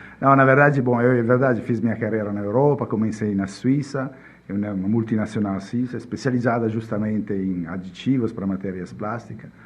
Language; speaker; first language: Portuguese; non-native, fluent; Italian